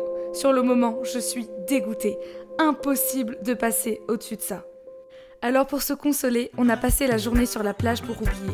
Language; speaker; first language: French; native; French